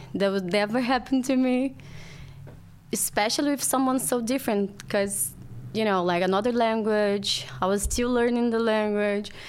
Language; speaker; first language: English; non-native, learner; Portuguese